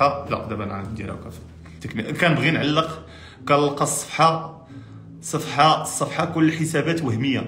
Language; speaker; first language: Arabic; native; Arabic